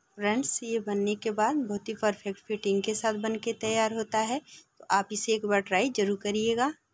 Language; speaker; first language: Hindi; native; Hindi